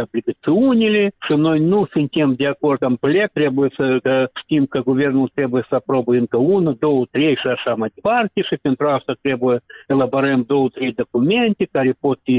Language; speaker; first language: Romanian; non-native, local second language; Russian